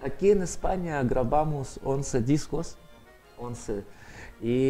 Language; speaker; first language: Spanish; non-native, learner; Russian